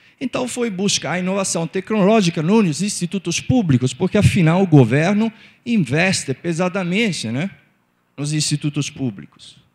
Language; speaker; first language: Portuguese; non-native, fluent; Italian